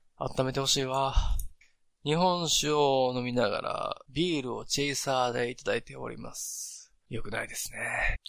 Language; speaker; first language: Japanese; native; Japanese